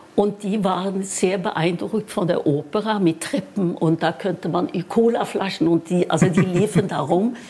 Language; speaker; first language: German; non-native, fluent; Norwegian